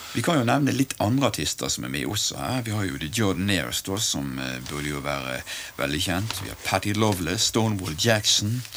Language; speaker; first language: Norwegian; native; Norwegian